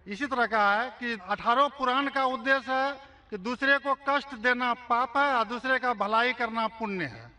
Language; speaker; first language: Hindi; native; Hindi